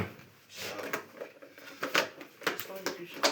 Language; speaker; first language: German; non-native, fluent; French